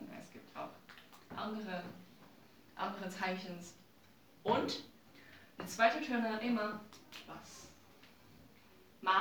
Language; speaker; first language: German; non-native, learner; Chinese